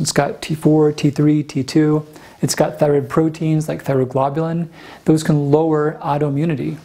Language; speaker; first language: English; native; English